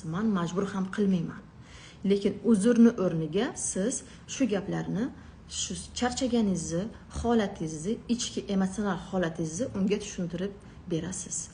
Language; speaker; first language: Uzbek; non-native, local second language; Russian